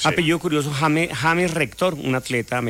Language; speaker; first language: Spanish; native; Spanish